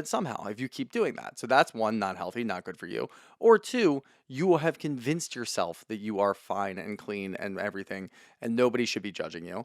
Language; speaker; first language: English; native; English